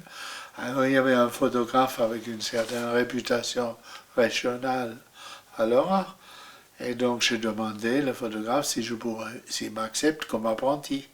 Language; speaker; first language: French; non-native, fluent; German